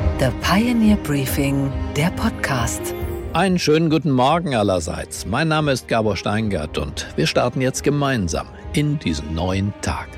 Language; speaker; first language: German; native; German